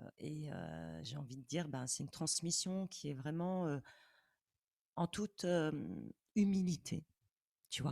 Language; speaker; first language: French; native; French